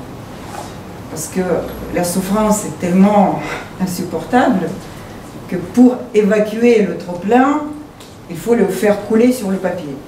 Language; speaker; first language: French; non-native, fluent; Ukrainian